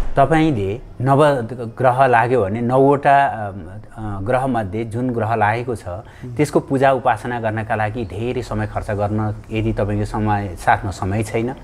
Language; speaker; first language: Nepali; native; Nepali